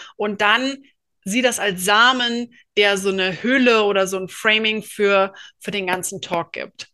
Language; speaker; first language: German; native; German